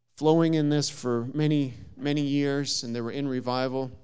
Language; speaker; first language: English; native; English